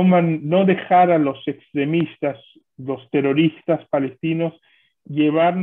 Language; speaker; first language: Spanish; non-native, fluent; Hebrew